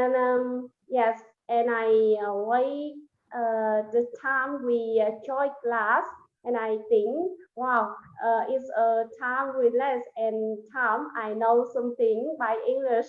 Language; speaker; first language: English; non-native, learner; Vietnamese